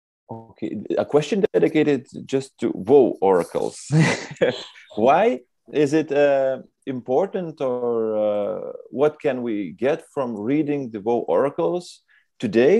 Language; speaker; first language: English; non-native, fluent; Lithuanian